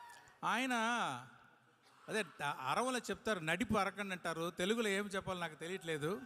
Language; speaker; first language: Telugu; non-native, local second language; Tamil